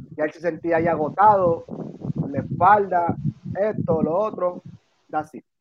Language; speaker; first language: Spanish; native; Spanish